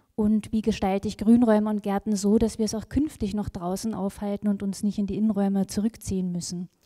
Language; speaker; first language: German; native; German